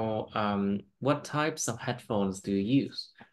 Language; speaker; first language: English; non-native, fluent; Vietnamese